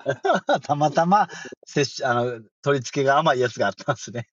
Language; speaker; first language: Japanese; native; Japanese